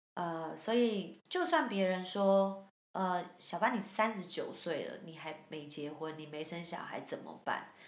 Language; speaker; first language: Chinese; native; Chinese